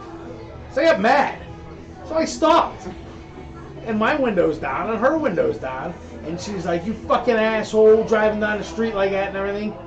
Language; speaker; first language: English; native; English